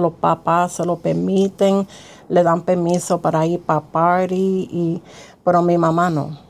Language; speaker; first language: Spanish; early bilingual, heritage; Spanish